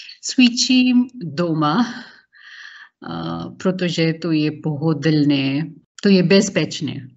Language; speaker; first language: Czech; non-native, learner; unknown